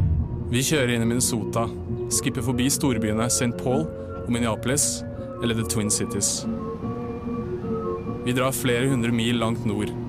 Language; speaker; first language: Norwegian; native; Norwegian